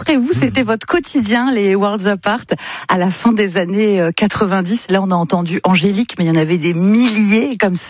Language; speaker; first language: French; native; French